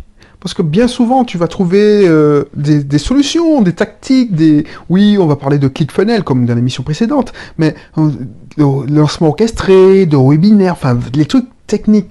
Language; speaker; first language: French; native; French